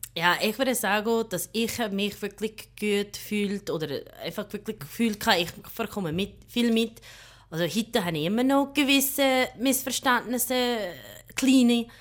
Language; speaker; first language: German; non-native, fluent; English